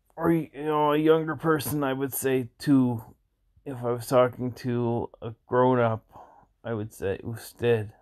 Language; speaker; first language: English; native; English